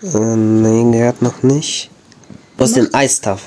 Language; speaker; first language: German; native; German